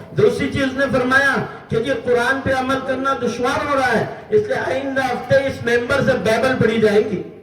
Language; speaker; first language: Urdu; native; Urdu